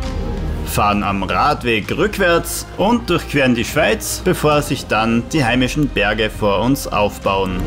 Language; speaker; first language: German; native; German